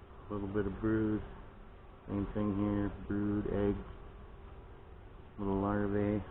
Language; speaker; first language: English; native; English